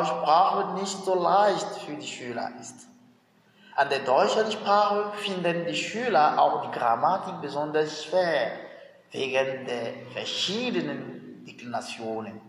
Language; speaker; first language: German; non-native, fluent; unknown